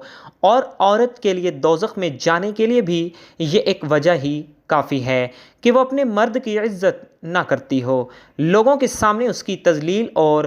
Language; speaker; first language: Urdu; native; Urdu